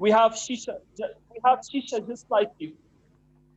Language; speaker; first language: English; non-native, fluent; Arabic